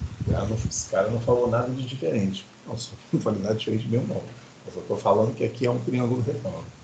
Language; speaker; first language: Portuguese; native; Portuguese